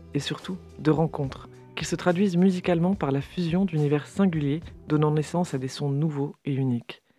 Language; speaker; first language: French; native; French